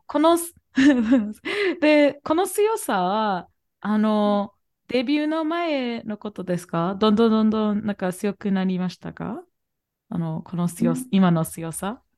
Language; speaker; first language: Japanese; non-native, fluent; English